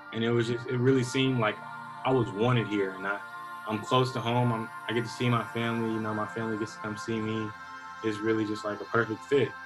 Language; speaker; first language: English; native; English